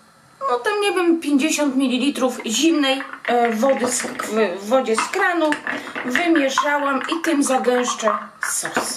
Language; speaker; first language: Polish; native; Polish